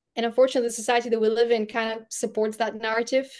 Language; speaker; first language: English; non-native, fluent; Bulgarian